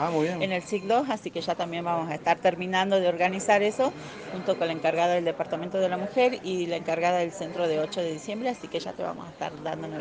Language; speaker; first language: Spanish; native; Spanish